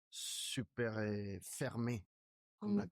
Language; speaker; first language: French; non-native, fluent; Spanish